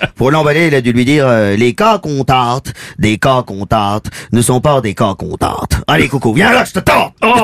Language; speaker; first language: French; native; French